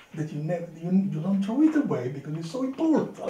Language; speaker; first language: English; non-native, fluent; Italian